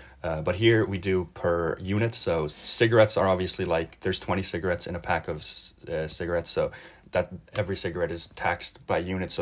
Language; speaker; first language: English; early bilingual, other home language; Swedish